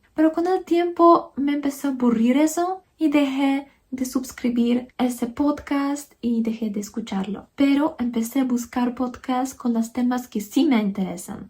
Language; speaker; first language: Spanish; non-native, fluent; Polish